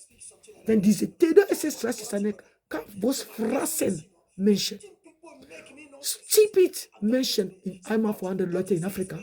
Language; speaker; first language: German; non-native, learner; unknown